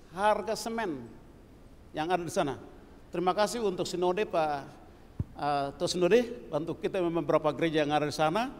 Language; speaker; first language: Indonesian; non-native, local second language; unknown